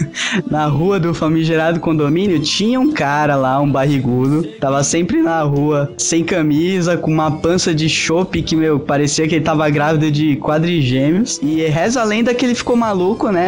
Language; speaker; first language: Portuguese; native; Portuguese